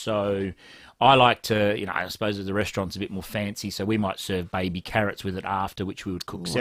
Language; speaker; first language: English; native; English